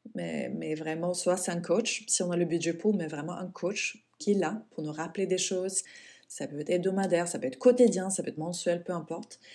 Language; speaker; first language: French; non-native, fluent; Swedish